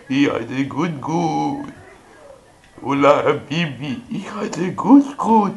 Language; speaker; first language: German; non-native, learner; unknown